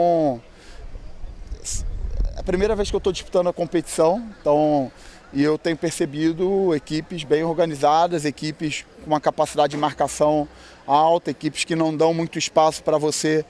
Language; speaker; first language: Portuguese; native; Portuguese